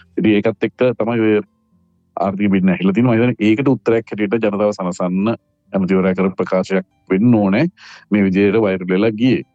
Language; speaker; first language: Sinhala; native; Sinhala